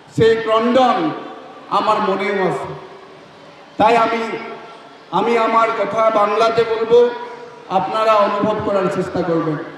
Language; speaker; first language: Bangla; non-native, learner; Assamese